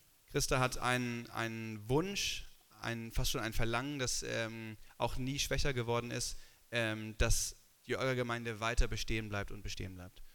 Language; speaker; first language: German; native; German